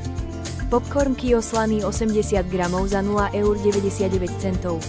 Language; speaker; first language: Slovak; native; Slovak